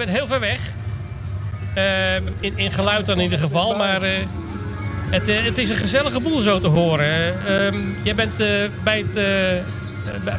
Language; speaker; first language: Dutch; native; Dutch